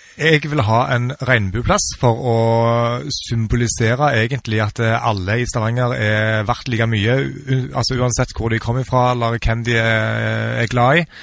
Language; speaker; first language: Norwegian; native; Norwegian